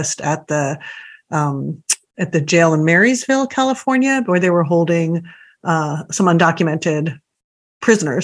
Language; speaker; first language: English; native; English